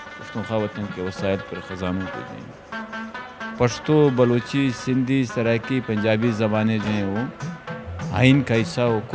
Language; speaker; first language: Urdu; non-native, local second language; Pashto